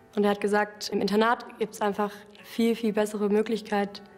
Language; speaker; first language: German; non-native, fluent; English